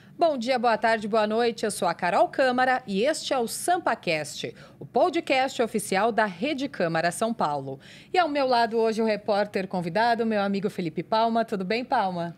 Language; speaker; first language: Portuguese; native; Portuguese